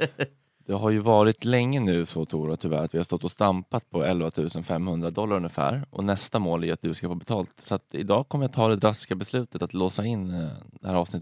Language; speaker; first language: Swedish; native; Swedish